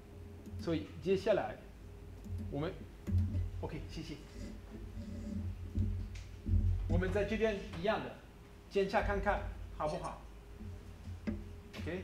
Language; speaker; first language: Chinese; non-native, learner; French